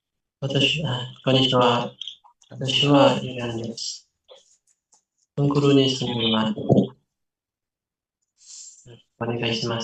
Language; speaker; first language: Japanese; non-native, learner; Indonesian